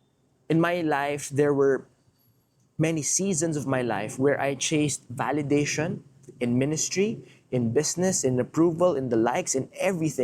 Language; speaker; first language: English; non-native, local second language; Filipino